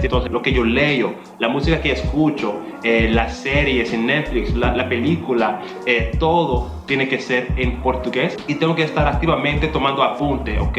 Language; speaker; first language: Spanish; non-native, fluent; English